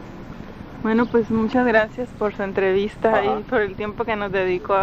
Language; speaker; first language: Spanish; native; Spanish